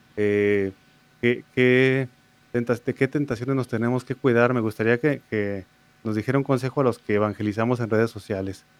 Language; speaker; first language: Spanish; native; Spanish